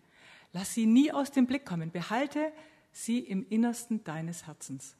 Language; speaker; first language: German; native; German